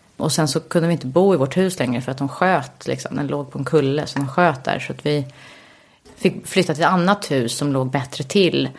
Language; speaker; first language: Swedish; early bilingual, heritage; Swedish